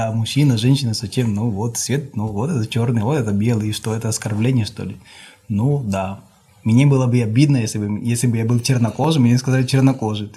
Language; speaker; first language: Russian; non-native, fluent; Spanish